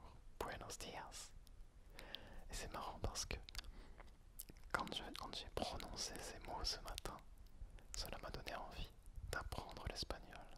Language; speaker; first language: French; native; French